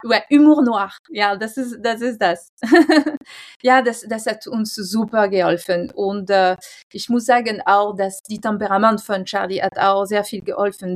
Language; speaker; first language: German; non-native, fluent; French